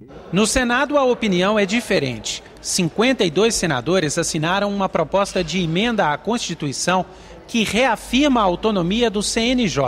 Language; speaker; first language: Portuguese; native; Portuguese